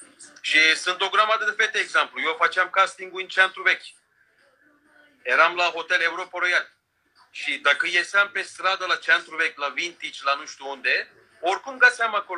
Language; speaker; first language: Romanian; non-native, fluent; Turkish